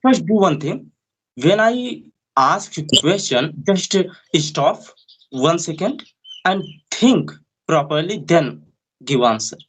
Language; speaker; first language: English; non-native, learner; Hindi